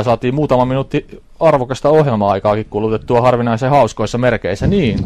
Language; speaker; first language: Finnish; native; Finnish